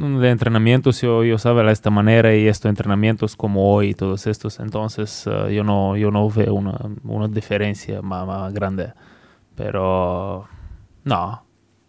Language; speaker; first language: Spanish; non-native, learner; Bulgarian